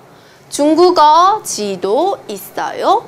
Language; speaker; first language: Korean; non-native, fluent; Chinese